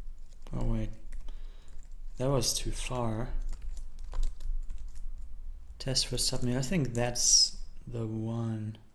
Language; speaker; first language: English; non-native, fluent; German